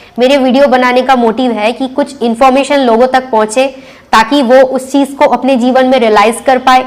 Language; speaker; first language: Hindi; non-native, local second language; Bangla